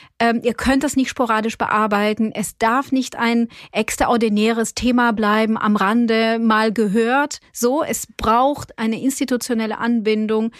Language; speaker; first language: German; non-native, fluent; Russian